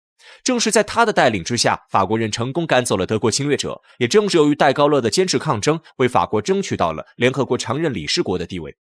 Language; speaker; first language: Chinese; native; Chinese